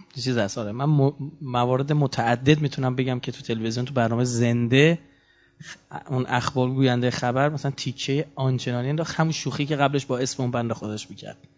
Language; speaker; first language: Persian; native; Persian